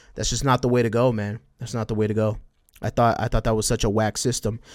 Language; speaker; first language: English; early bilingual, other home language; Spanish